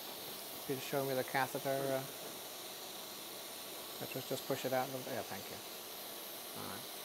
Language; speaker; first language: English; native; English